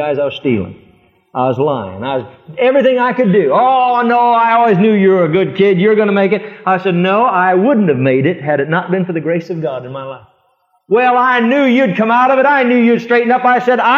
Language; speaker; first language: English; native; English